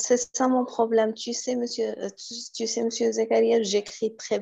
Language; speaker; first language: French; non-native, learner; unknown